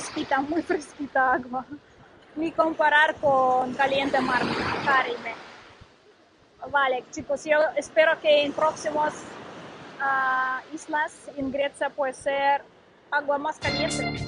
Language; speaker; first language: Spanish; non-native, learner; Russian